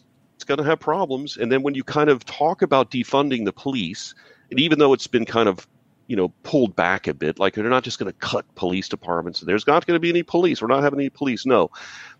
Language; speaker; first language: English; native; English